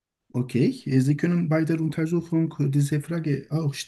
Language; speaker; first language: German; non-native, learner; Turkish